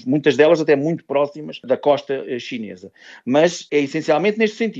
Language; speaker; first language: Portuguese; native; Portuguese